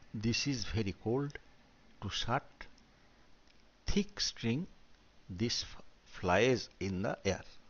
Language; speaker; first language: English; non-native, local second language; Bangla